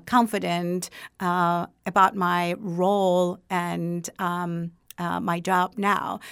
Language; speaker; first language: English; non-native, fluent; Turkish